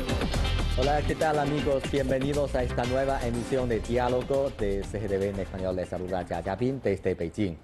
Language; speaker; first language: Spanish; non-native, fluent; Chinese